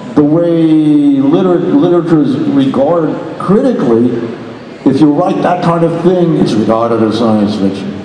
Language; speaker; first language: English; native; English